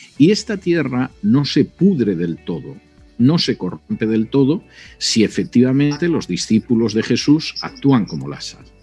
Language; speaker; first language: Spanish; native; Spanish